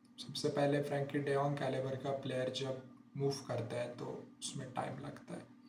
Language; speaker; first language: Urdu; native; Urdu